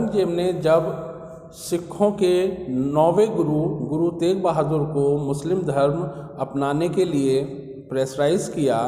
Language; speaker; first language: Hindi; native; Hindi